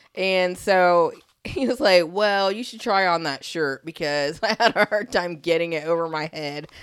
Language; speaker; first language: English; native; English